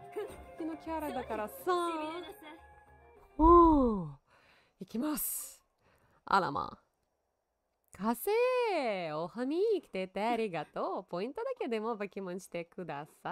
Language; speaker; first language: Japanese; non-native, learner; Russian